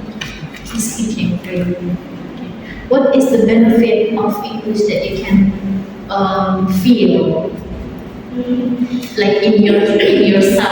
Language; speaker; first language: English; non-native, fluent; Indonesian